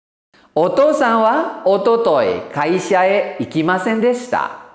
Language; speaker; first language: Japanese; non-native, fluent; Indonesian